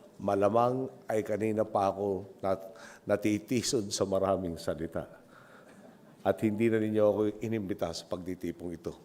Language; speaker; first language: Filipino; native; Filipino